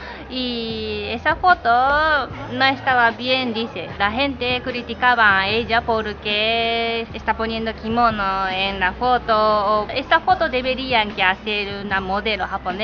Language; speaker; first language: Spanish; non-native, learner; Japanese